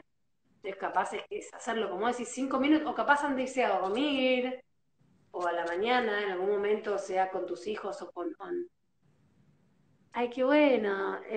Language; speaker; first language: Spanish; native; Spanish